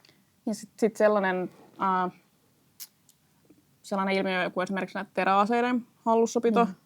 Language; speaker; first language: Finnish; native; Finnish